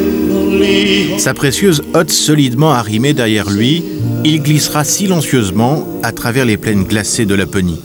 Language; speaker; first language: French; native; French